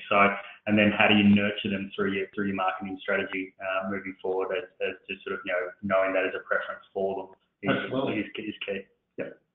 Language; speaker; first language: English; native; English